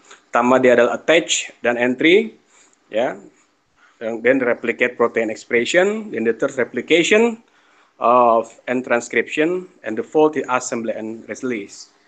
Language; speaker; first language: English; non-native, fluent; Indonesian